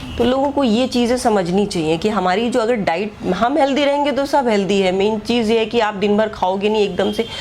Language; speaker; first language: Hindi; native; Hindi